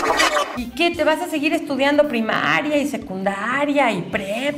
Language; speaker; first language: Spanish; native; Spanish